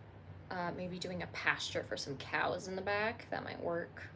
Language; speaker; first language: English; native; English